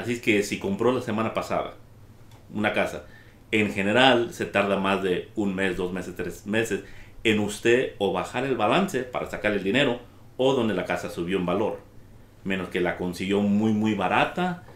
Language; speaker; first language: Spanish; early bilingual, heritage; Spanish